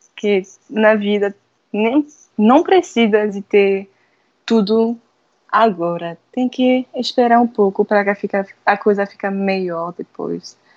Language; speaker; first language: Portuguese; non-native, fluent; French